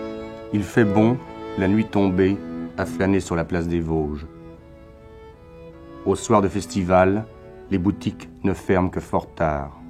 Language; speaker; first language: French; native; French